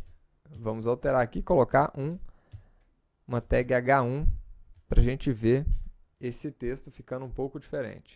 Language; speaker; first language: Portuguese; native; Portuguese